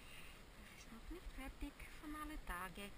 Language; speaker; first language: German; non-native, learner; Slovak